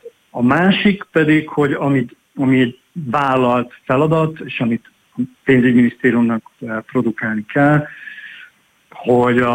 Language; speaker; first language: Hungarian; native; Hungarian